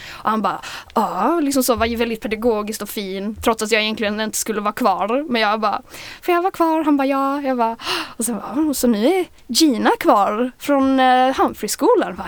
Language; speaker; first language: Swedish; native; Swedish